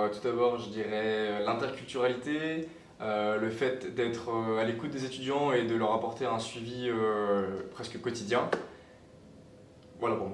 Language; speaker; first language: French; native; French